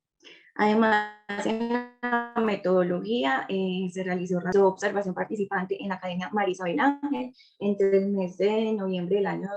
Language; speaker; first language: Spanish; native; Spanish